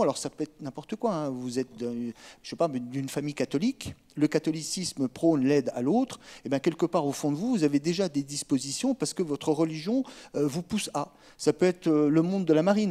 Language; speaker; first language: French; native; French